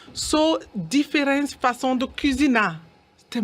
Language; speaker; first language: Portuguese; non-native, learner; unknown